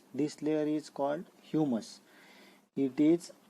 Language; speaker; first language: English; non-native, local second language; Marathi